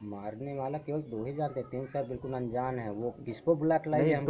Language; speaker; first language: Hindi; native; Hindi